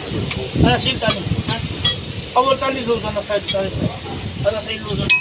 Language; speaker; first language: Arabic; non-native, learner; Filipino